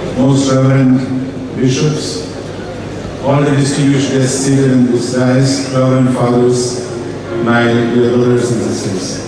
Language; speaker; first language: English; non-native, local second language; Malayalam